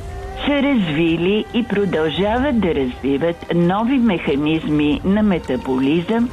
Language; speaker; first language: Bulgarian; native; Bulgarian